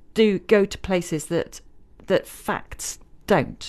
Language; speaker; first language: English; native; English